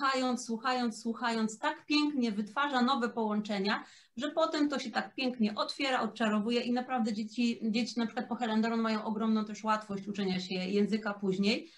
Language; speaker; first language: Polish; native; Polish